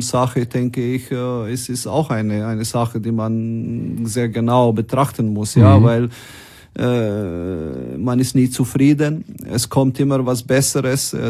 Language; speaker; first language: German; non-native, fluent; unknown